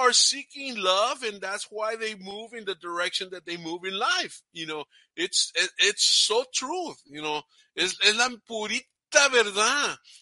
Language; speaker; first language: English; early bilingual, other home language; Spanish